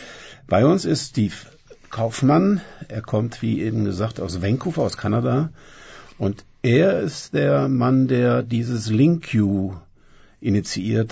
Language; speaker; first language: German; native; German